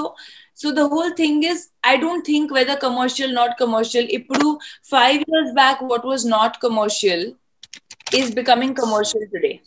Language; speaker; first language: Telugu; non-native, fluent; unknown